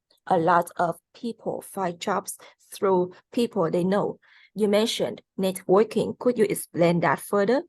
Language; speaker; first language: English; non-native, fluent; Vietnamese